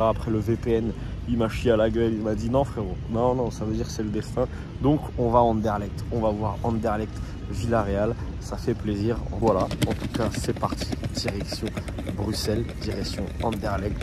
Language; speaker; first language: French; native; French